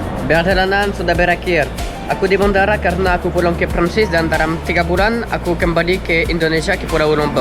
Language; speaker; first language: Indonesian; non-native, learner; French